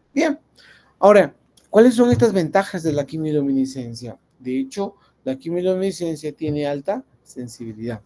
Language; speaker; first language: Spanish; native; Spanish